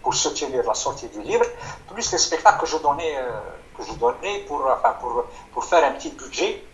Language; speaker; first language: French; non-native, local second language; Arabic